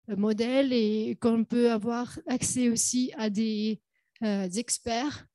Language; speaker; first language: French; non-native, local second language; Arabic